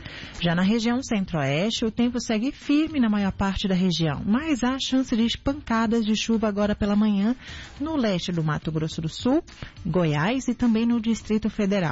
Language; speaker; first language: Portuguese; native; Portuguese